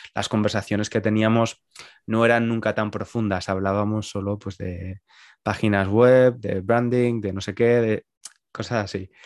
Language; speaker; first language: Spanish; native; Spanish